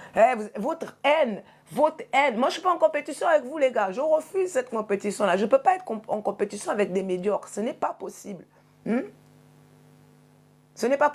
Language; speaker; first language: French; native; French